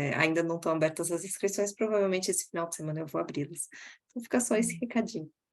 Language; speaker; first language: Portuguese; early bilingual, heritage; Portuguese